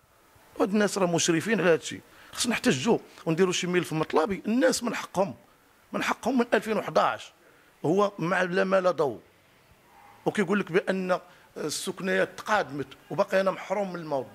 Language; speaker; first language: Arabic; native; Arabic